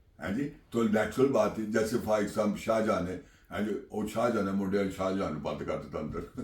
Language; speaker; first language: Urdu; non-native, local second language; Punjabi